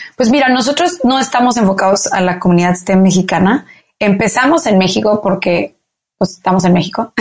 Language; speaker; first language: Spanish; native; Spanish